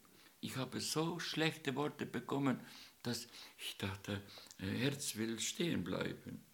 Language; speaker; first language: German; non-native, learner; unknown